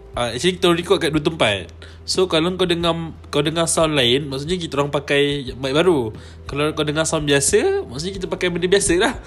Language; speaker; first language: Malay; native; Malay